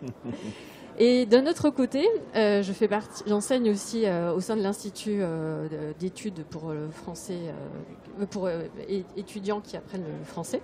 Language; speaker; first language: French; native; French